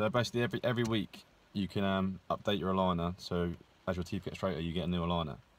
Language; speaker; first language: English; native; English